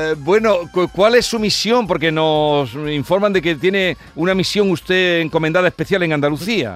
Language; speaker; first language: Spanish; native; Spanish